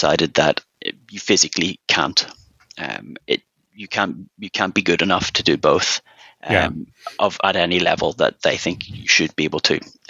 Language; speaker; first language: English; native; English